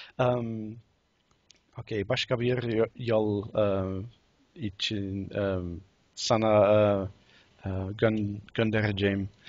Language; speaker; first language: Turkish; non-native, learner; English